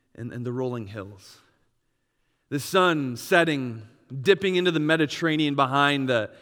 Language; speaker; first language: English; native; English